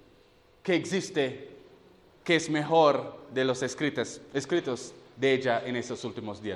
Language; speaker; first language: Spanish; non-native, fluent; English